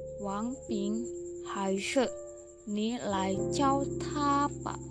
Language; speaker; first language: Chinese; non-native, learner; Vietnamese